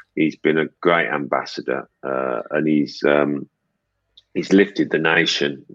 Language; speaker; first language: English; native; English